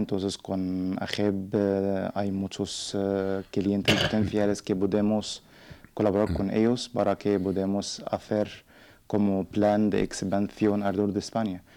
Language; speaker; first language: Spanish; non-native, learner; Arabic